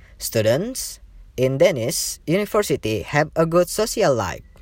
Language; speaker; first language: English; non-native, learner; Indonesian